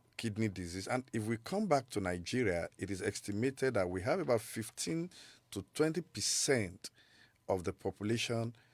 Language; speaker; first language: English; non-native, local second language; Yoruba